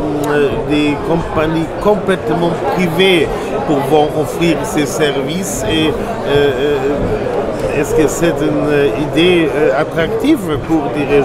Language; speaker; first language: French; non-native, learner; German